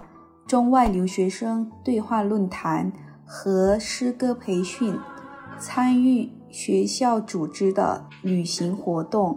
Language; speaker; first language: Chinese; non-native, fluent; Thai